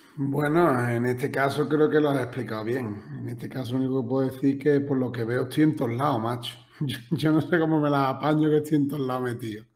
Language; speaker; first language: Spanish; native; Spanish